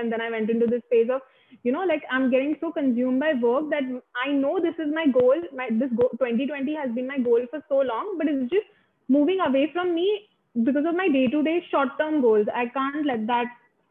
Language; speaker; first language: English; non-native, local second language; Marathi